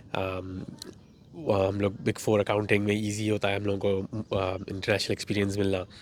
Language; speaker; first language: Urdu; native; Urdu